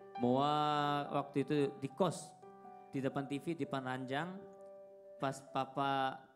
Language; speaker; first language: Indonesian; non-native, fluent; Korean